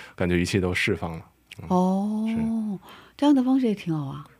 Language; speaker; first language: Chinese; native; Chinese